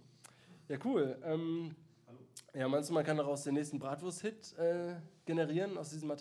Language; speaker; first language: German; native; German